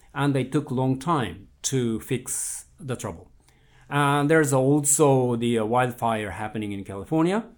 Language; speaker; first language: English; non-native, fluent; Japanese